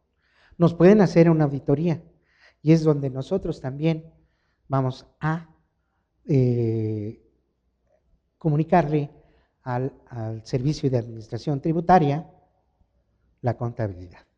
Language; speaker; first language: Spanish; native; Spanish